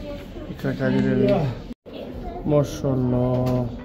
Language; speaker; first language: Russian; non-native, fluent; Tajik